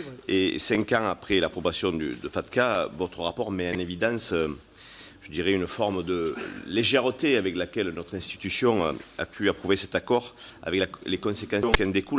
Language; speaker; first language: French; native; French